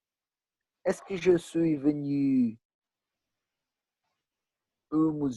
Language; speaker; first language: French; non-native, learner; Portuguese